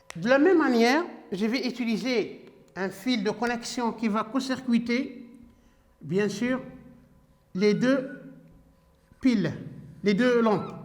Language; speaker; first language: French; non-native, local second language; Arabic